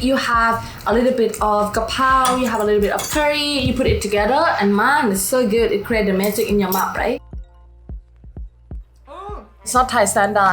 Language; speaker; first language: English; non-native, fluent; Thai